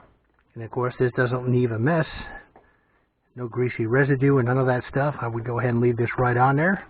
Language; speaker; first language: English; native; English